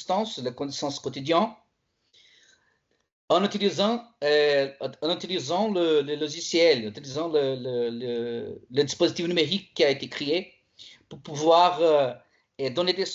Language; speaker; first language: French; non-native, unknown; Portuguese